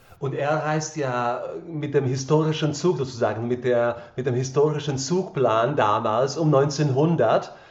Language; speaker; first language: German; non-native, fluent; Slovak